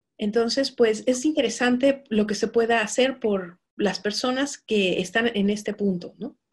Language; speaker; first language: Spanish; native; Spanish